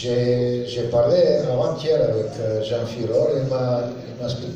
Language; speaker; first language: French; non-native, learner; Serbian